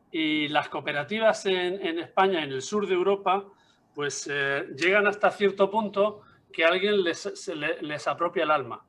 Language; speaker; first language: Spanish; native; Spanish